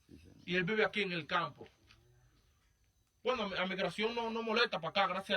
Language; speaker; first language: Spanish; native; Spanish